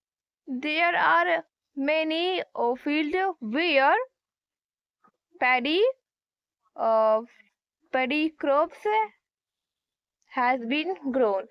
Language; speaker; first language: English; non-native, learner; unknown